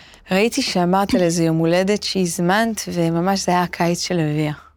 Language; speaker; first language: Hebrew; native; Hebrew